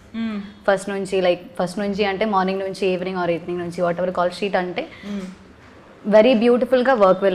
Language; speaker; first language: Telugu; non-native, learner; Malayalam